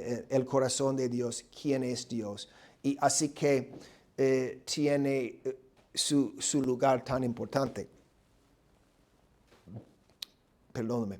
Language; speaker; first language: Spanish; non-native, fluent; English